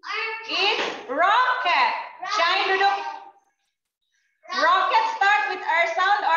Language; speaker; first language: English; non-native, fluent; Indonesian